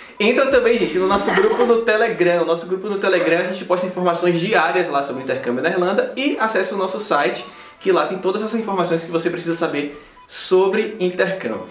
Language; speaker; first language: Portuguese; native; Portuguese